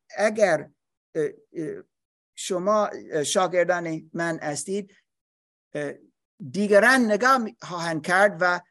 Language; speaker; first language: Persian; non-native, learner; English